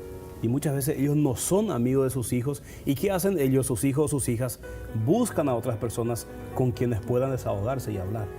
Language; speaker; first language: Spanish; native; Spanish